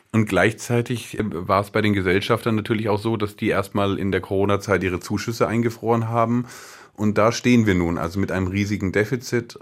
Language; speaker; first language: German; native; German